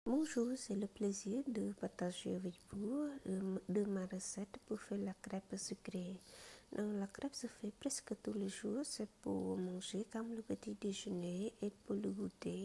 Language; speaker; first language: French; non-native, fluent; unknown